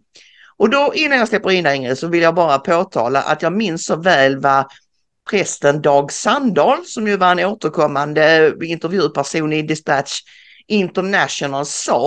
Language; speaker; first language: Swedish; native; Swedish